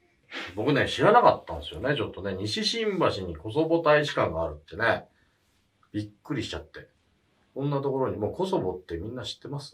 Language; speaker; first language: Japanese; native; Japanese